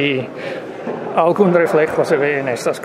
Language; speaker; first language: Spanish; non-native, fluent; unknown